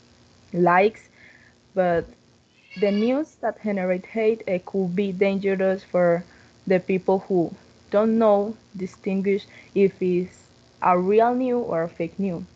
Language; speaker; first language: English; non-native, learner; Spanish